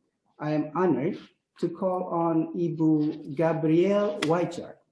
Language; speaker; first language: English; non-native, fluent; Indonesian